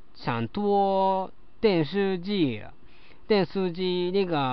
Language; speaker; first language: Chinese; non-native, learner; Japanese